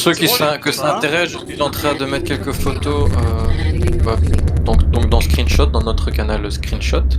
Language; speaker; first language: French; native; French